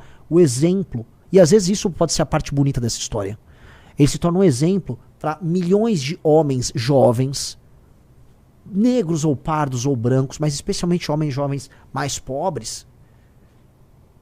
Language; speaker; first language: Portuguese; native; Portuguese